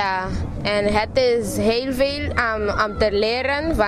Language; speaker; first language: Dutch; non-native, local second language; Papiamento